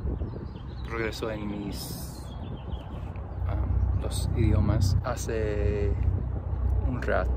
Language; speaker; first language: Spanish; non-native, learner; English